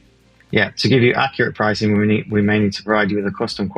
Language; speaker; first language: English; native; English